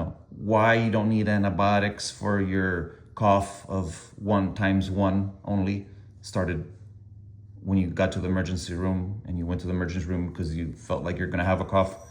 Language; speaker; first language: English; native; English